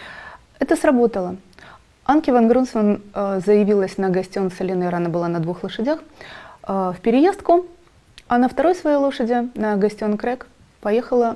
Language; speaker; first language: Russian; native; Russian